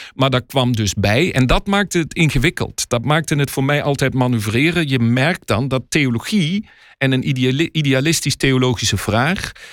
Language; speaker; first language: Dutch; native; Dutch